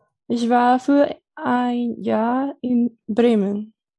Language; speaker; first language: German; non-native, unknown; Spanish